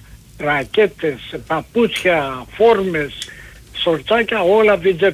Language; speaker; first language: Greek; native; Greek